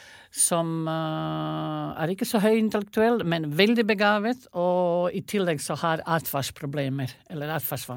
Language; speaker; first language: Norwegian; non-native, fluent; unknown